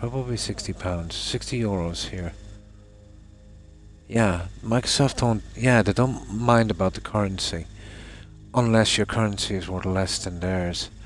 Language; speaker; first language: English; native; English